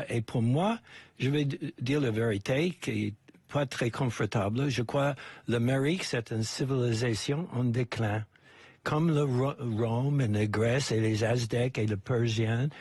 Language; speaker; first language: French; non-native, fluent; English